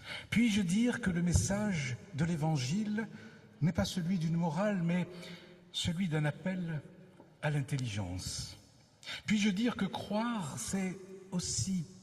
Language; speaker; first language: French; native; French